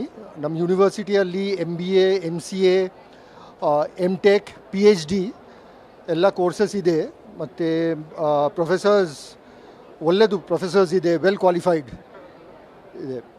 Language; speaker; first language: Kannada; non-native, learner; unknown